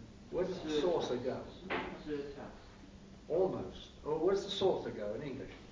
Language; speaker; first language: English; native; English